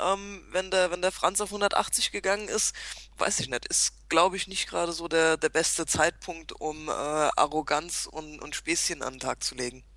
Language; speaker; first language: German; native; German